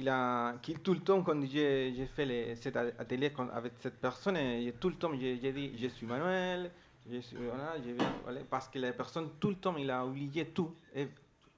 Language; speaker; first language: French; non-native, learner; Spanish